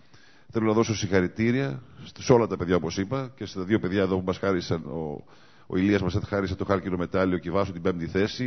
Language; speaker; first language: Greek; native; Greek